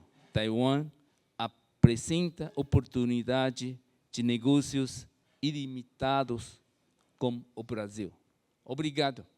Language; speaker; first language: Portuguese; non-native, fluent; Chinese